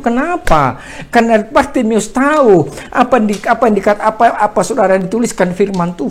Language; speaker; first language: Indonesian; native; Indonesian